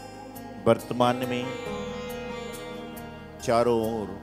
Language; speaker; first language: Hindi; native; Hindi